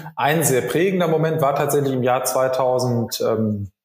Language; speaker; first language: German; native; German